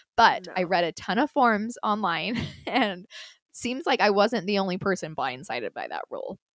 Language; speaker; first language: English; native; English